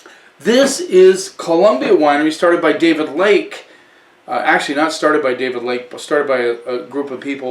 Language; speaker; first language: English; native; English